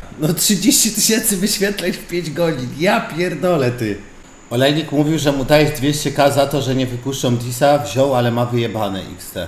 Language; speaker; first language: Polish; native; Polish